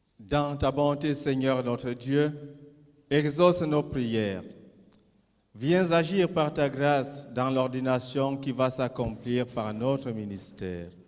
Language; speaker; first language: French; native; French